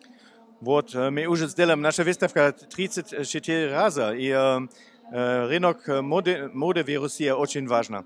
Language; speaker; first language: Russian; non-native, learner; German